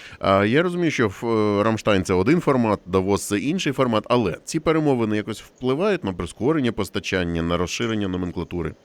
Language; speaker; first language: Ukrainian; native; Ukrainian